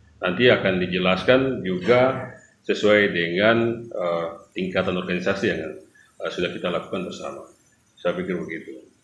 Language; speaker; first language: Indonesian; native; Indonesian